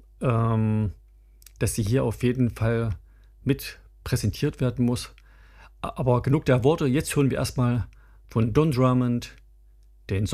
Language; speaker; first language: German; native; German